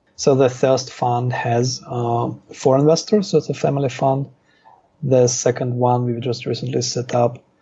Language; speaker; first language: English; non-native, fluent; Russian